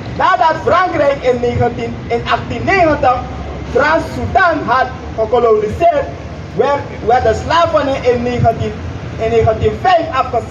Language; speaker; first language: Dutch; non-native, local second language; Sranan Tongo